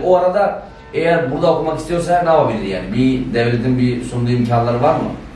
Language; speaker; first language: Turkish; non-native, fluent; Urdu